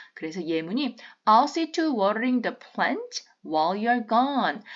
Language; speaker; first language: English; non-native, fluent; Korean